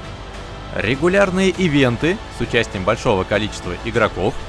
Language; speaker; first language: Russian; native; Russian